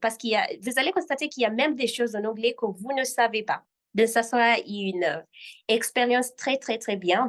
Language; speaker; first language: French; non-native, fluent; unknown